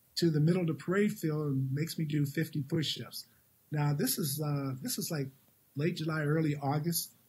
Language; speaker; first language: English; native; English